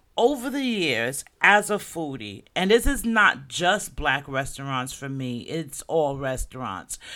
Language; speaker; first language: English; native; English